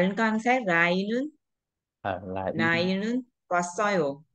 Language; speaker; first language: Korean; non-native, learner; Vietnamese